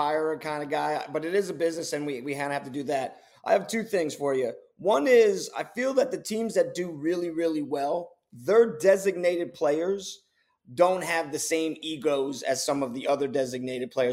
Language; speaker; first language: English; native; English